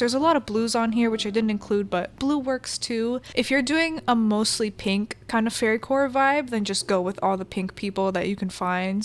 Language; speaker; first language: English; native; English